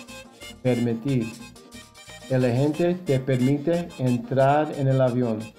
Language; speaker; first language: Spanish; non-native, fluent; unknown